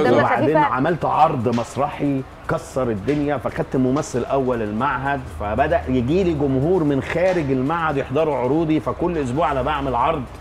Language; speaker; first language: Arabic; native; Arabic